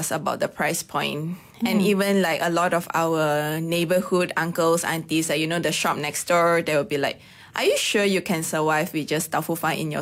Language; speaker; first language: English; non-native, local second language; Cantonese